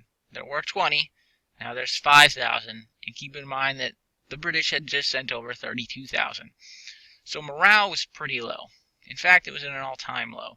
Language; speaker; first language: English; native; English